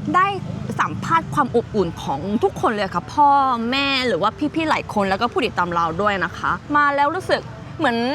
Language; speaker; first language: Thai; non-native, fluent; Korean